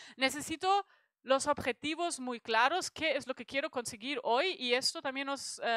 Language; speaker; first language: Spanish; non-native, fluent; German